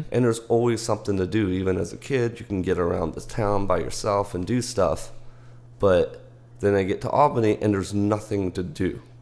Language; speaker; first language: English; early bilingual, heritage; English